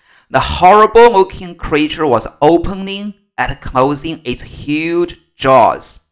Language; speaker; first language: English; non-native, fluent; Chinese